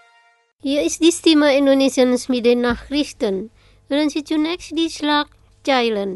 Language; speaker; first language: German; non-native, fluent; Indonesian